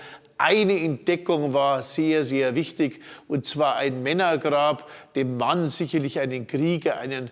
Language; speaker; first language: German; native; German